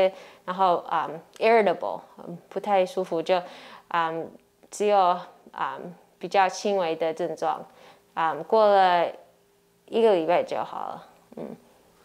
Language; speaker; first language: Chinese; early bilingual, heritage; English